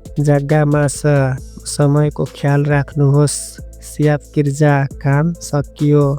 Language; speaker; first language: Nepali; native; Nepali